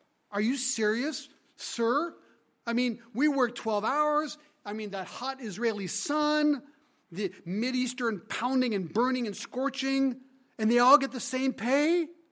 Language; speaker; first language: English; early bilingual, other home language; French